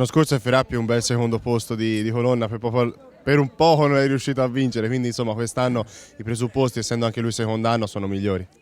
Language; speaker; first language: Italian; native; Italian